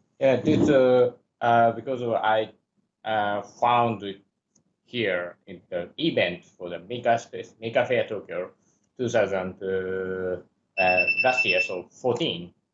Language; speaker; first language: English; non-native, learner; Japanese